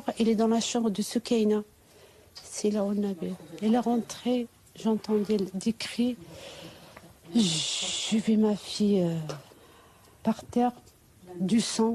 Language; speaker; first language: French; non-native, fluent; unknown